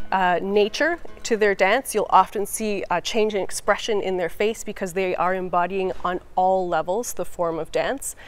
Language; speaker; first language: English; native; English